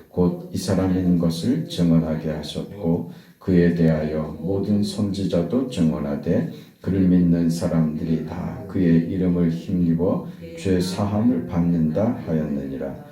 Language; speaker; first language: Korean; native; Korean